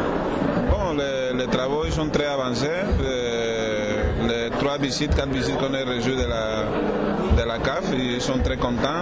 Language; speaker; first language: French; non-native, learner; Spanish